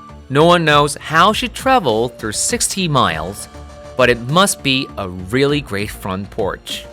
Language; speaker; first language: English; non-native, fluent; Korean